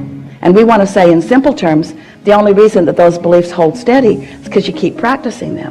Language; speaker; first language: English; native; English